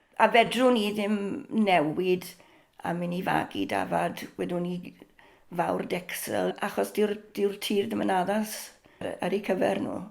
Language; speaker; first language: Welsh; native; Welsh